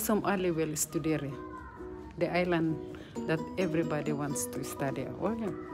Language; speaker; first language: English; non-native, learner; Filipino